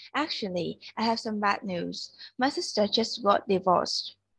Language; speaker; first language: English; non-native, fluent; Vietnamese